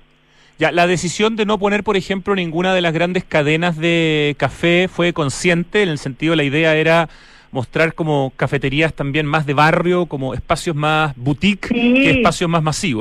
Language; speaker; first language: Spanish; native; Spanish